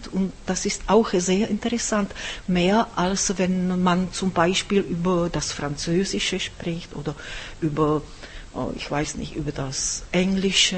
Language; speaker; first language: German; non-native, fluent; Czech